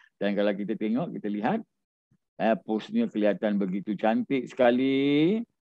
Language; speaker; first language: Malay; native; Malay